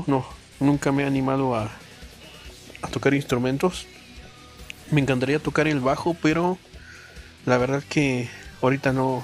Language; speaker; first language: Spanish; native; Spanish